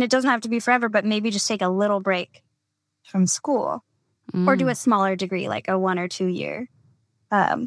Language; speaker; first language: English; native; English